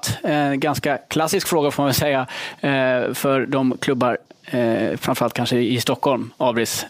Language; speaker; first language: Swedish; native; Swedish